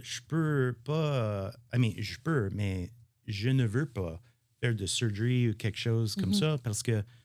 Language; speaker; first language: French; non-native, learner; English